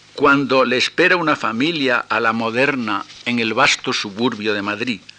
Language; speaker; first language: Spanish; native; Spanish